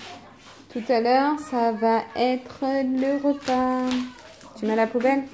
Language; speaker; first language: French; native; French